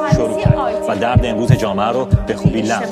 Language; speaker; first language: Persian; native; Persian